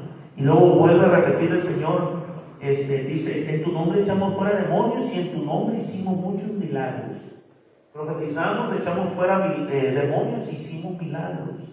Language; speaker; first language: Spanish; native; Spanish